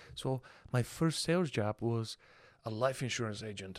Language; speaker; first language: English; non-native, fluent; Bulgarian